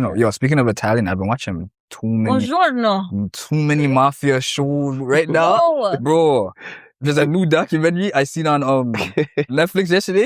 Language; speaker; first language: English; native; English